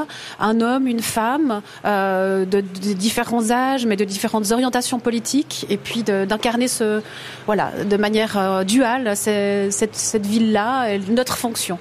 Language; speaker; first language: French; native; French